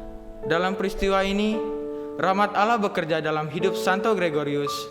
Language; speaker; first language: Indonesian; native; Indonesian